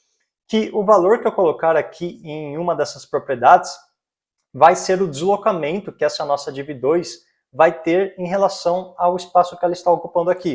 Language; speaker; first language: Portuguese; native; Portuguese